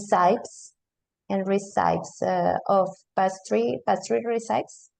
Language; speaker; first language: English; non-native, learner; Spanish